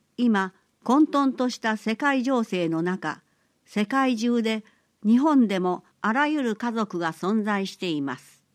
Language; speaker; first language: Japanese; early bilingual, other home language; Persian